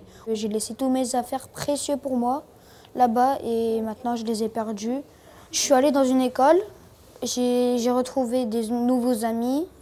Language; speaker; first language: French; early bilingual, other home language; Armenian